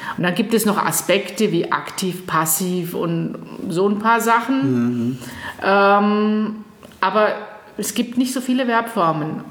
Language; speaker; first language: German; native; German